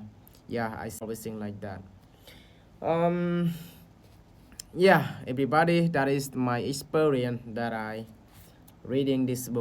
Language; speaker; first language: English; non-native, learner; Khmer